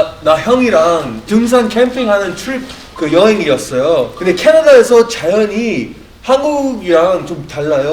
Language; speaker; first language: Korean; early bilingual, heritage; Korean